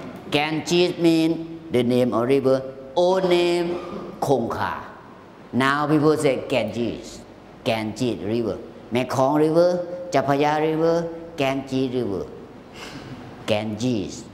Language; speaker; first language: English; non-native, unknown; Thai